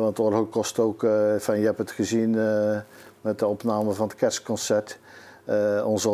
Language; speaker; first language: Dutch; native; Dutch